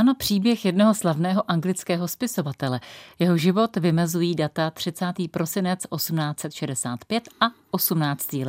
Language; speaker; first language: Czech; native; Czech